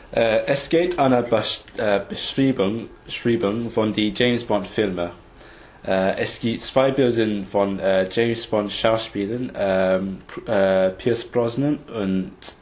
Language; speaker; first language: German; non-native, learner; English